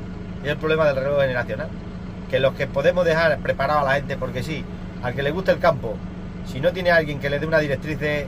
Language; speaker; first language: Spanish; native; Spanish